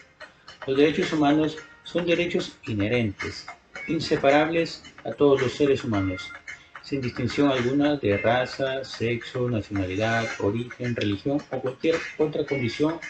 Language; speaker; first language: Spanish; native; Spanish